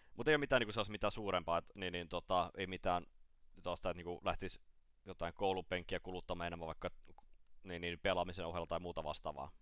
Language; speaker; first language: Finnish; native; Finnish